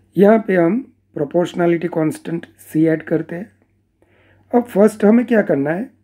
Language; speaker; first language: Hindi; non-native, local second language; Gujarati